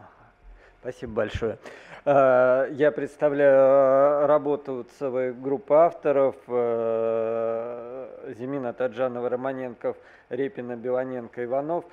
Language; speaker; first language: Russian; native; Russian